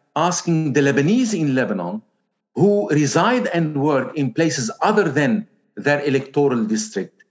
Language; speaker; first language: English; non-native, fluent; Arabic